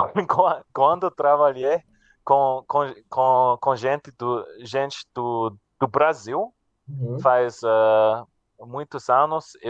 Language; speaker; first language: Portuguese; non-native, learner; English